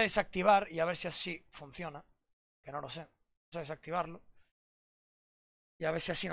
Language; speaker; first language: Spanish; native; Spanish